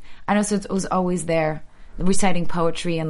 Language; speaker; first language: English; early bilingual, other home language; Polish